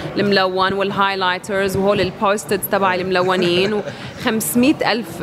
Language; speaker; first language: Arabic; non-native, fluent; English